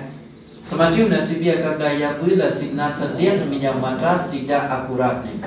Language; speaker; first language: Russian; non-native, learner; Thai